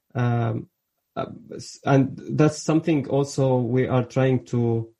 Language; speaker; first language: English; early bilingual, other home language; Arabic